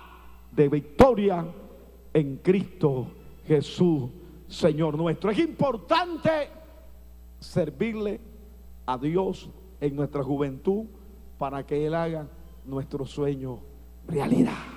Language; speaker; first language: Spanish; native; Spanish